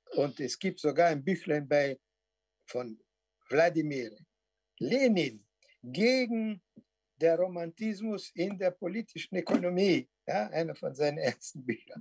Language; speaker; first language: German; non-native, fluent; Portuguese